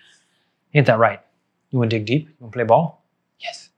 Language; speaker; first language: English; native; English